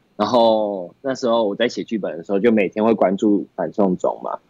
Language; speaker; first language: Chinese; native; Chinese